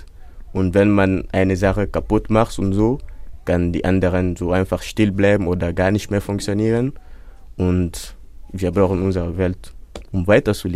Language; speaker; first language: German; non-native, fluent; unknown